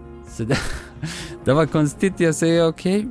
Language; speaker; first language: Swedish; non-native, learner; Arabic